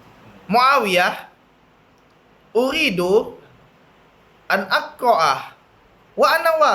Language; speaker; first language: Arabic; non-native, fluent; Indonesian